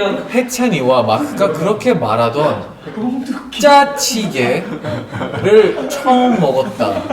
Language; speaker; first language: Korean; native; Korean